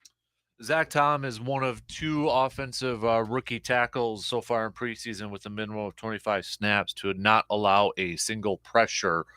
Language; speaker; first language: English; native; English